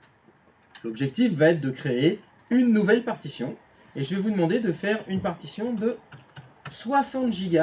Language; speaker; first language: French; native; French